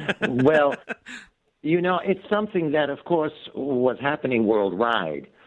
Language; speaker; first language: English; non-native, fluent; Dutch